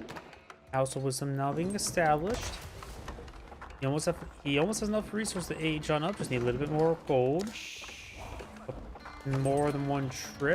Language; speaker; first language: English; native; English